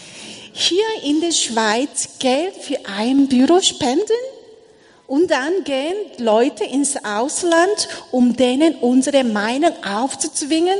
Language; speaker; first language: German; non-native, learner; Korean